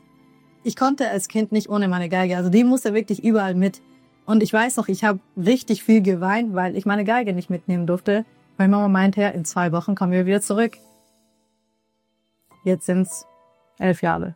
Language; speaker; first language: German; early bilingual, other home language; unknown